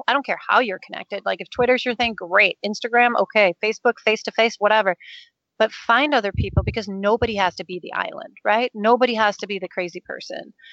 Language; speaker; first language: English; non-native, fluent; Danish